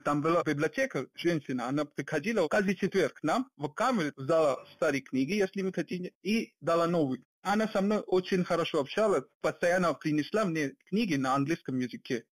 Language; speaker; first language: Russian; non-native, learner; Hindi